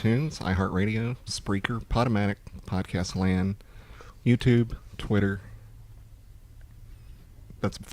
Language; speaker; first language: English; native; English